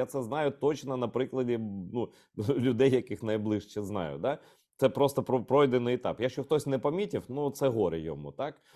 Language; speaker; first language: Ukrainian; non-native, local second language; Crimean Tatar